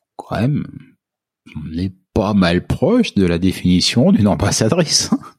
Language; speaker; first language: French; native; French